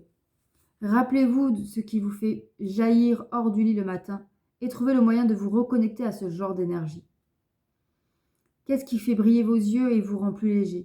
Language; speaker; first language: French; native; French